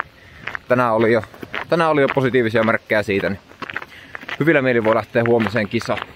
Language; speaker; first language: Finnish; native; Finnish